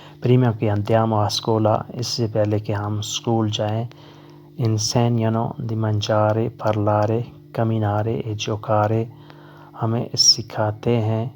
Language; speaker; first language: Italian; non-native, learner; Urdu